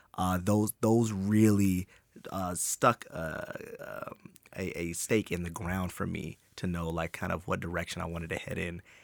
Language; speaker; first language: English; native; English